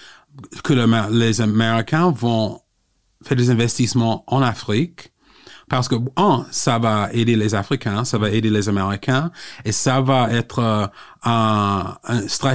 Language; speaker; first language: French; non-native, fluent; English